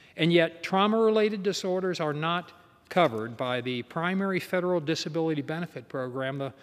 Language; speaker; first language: English; native; English